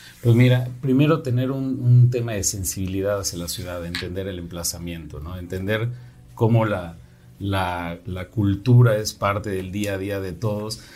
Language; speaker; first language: Spanish; native; Spanish